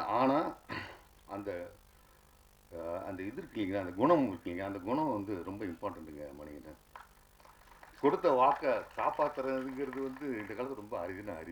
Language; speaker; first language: Tamil; native; Tamil